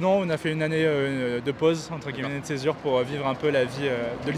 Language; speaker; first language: French; native; French